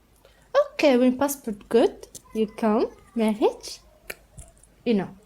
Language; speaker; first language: English; non-native, learner; Arabic